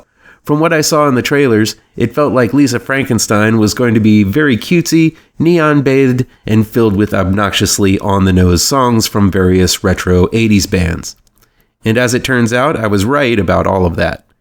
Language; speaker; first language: English; native; English